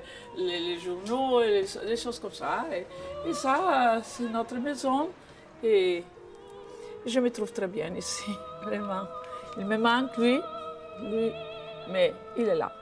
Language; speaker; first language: French; non-native, fluent; Italian